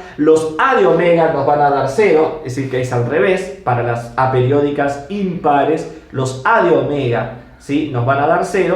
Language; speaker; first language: Spanish; native; Spanish